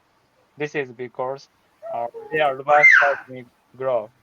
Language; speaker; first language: English; non-native, learner; Japanese